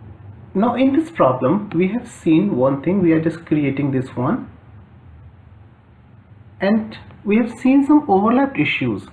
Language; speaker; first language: English; non-native, local second language; Hindi